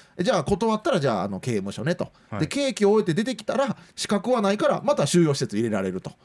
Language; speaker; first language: Japanese; native; Japanese